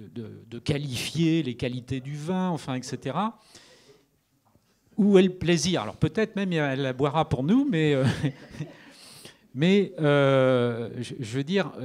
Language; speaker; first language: French; native; French